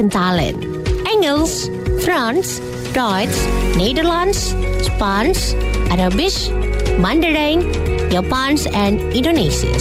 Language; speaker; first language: Dutch; non-native, fluent; Indonesian